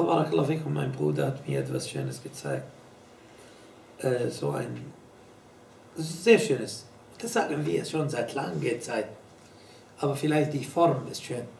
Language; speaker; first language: German; non-native, fluent; Arabic